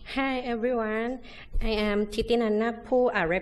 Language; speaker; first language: English; non-native, learner; Thai